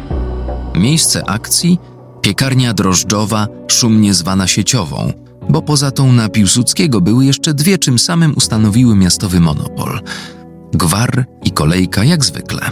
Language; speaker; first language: Polish; native; Polish